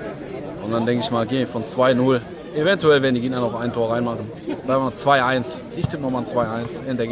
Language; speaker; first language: German; early bilingual, other home language; Turkish